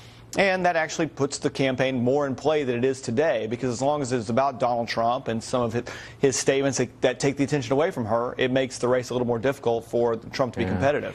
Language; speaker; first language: English; native; English